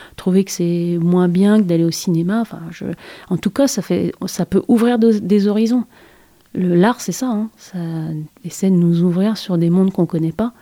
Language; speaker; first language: French; native; French